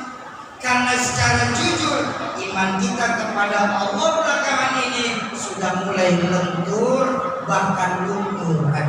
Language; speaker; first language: Indonesian; native; Indonesian